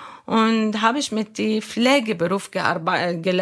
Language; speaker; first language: German; non-native, learner; Arabic